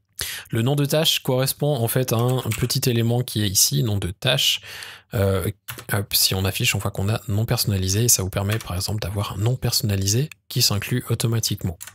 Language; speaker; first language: French; native; French